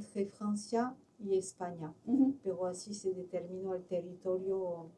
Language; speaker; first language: Spanish; non-native, local second language; French